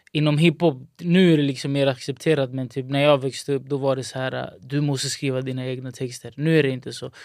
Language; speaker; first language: Swedish; early bilingual, other home language; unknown